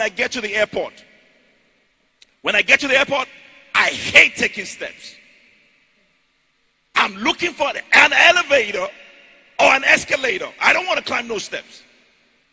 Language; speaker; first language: English; non-native, local second language; Yoruba